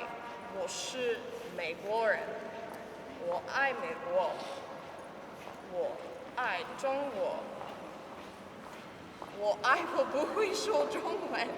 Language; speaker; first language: Chinese; non-native, learner; English